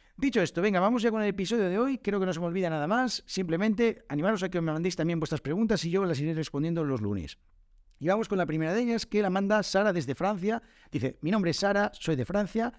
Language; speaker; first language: Spanish; native; Spanish